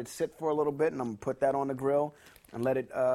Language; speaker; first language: English; native; English